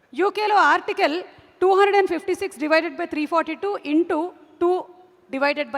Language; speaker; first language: Telugu; native; Telugu